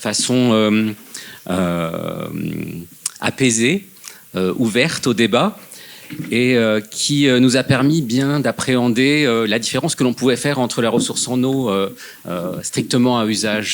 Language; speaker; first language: French; native; French